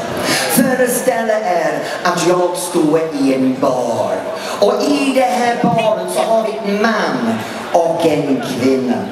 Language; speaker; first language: Swedish; non-native, fluent; English